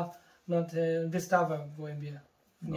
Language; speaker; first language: Polish; early bilingual, heritage; German